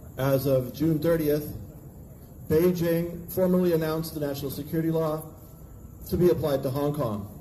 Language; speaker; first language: English; native; English